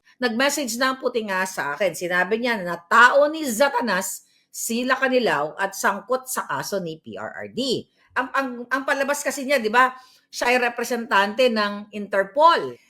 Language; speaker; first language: Filipino; native; Filipino